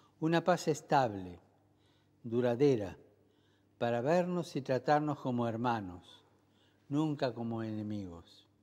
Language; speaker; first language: Spanish; native; Spanish